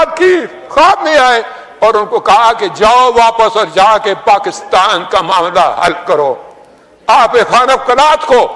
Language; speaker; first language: Urdu; native; Urdu